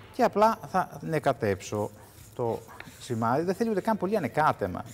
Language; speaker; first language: Greek; non-native, fluent; Italian